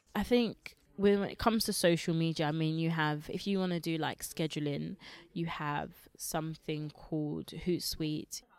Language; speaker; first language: English; early bilingual, other home language; Lingala